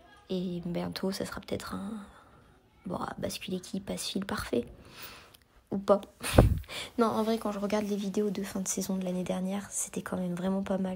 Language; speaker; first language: French; native; French